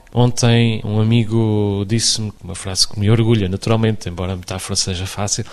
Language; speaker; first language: Portuguese; native; Portuguese